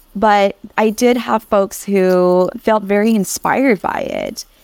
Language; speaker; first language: English; early bilingual, other home language; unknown